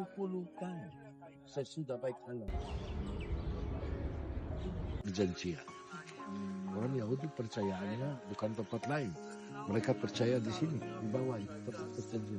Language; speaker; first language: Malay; non-native, learner; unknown